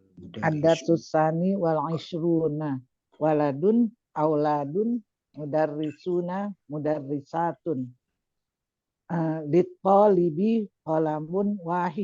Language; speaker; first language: Arabic; non-native, learner; Indonesian